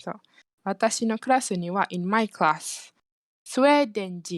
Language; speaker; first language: Japanese; non-native, fluent; Malay